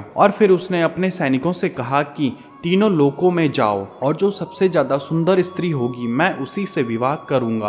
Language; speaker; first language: Hindi; native; Hindi